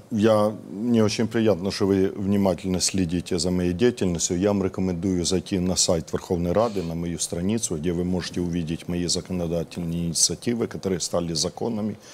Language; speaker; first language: Russian; non-native, local second language; Ukrainian